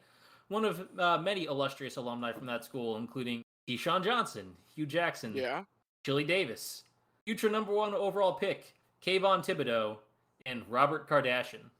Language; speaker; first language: English; native; English